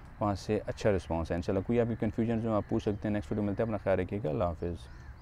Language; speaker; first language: Urdu; non-native, local second language; Punjabi